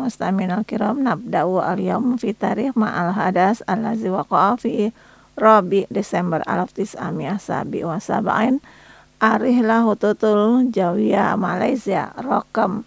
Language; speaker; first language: Arabic; non-native, fluent; Indonesian